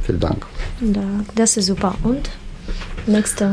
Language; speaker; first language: German; non-native, learner; Russian